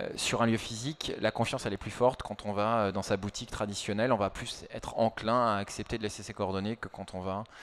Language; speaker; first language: French; native; French